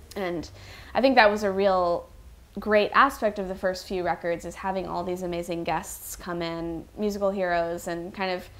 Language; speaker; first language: English; native; English